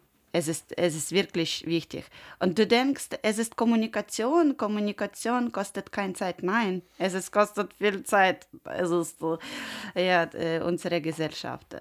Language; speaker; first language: German; non-native, learner; Ukrainian